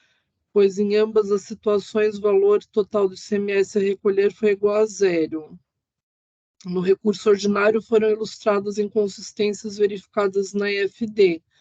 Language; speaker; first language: Portuguese; native; Portuguese